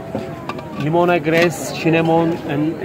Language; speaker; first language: English; non-native, learner; Turkish